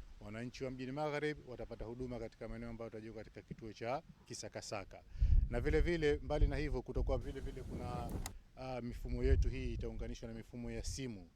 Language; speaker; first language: Swahili; native; Swahili